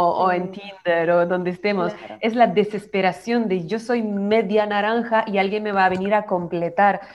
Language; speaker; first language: Spanish; native; Spanish